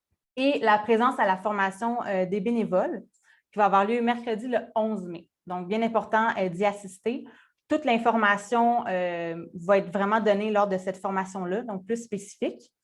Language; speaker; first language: French; native; French